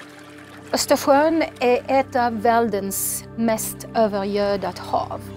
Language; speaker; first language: Swedish; non-native, fluent; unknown